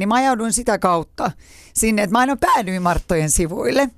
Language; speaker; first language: Finnish; native; Finnish